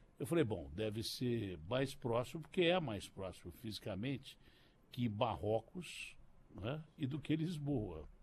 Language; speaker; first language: Portuguese; native; Portuguese